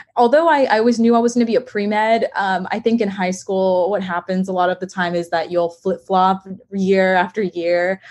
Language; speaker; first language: English; native; English